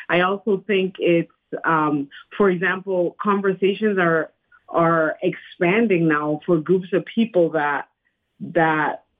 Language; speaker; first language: English; non-native, fluent; Spanish